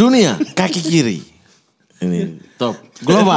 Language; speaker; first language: Indonesian; native; Indonesian